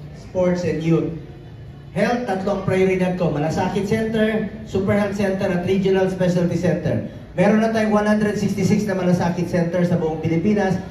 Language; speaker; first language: Filipino; non-native, local second language; Cebuano